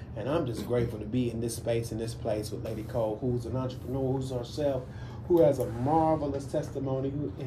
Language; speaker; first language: English; native; English